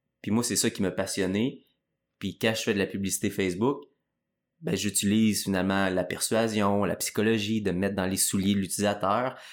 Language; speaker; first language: French; native; French